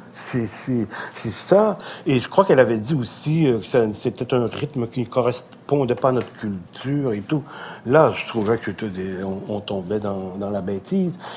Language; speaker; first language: French; native; French